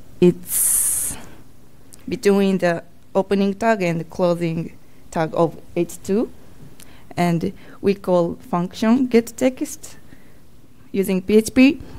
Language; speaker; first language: English; non-native, learner; Japanese